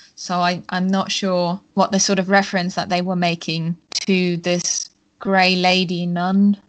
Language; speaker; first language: English; non-native, fluent; German